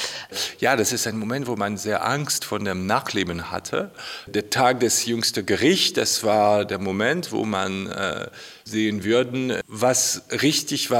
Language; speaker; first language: German; non-native, fluent; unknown